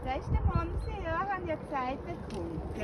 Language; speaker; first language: German; native; German